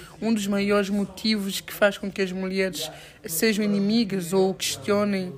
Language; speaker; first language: Portuguese; native; Portuguese